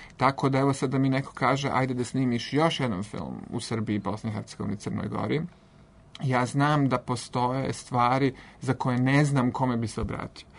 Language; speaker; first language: Serbian; native; Serbian